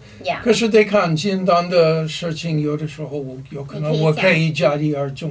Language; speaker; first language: Chinese; non-native, learner; English